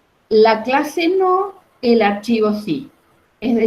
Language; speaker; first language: Spanish; native; Spanish